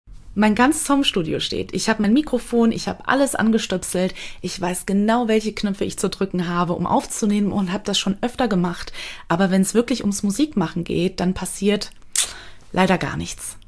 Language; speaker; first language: German; native; German